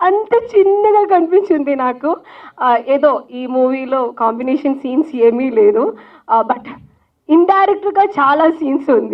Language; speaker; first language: Telugu; non-native, local second language; Malayalam